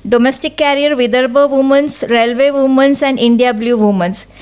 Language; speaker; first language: English; non-native, local second language; Marathi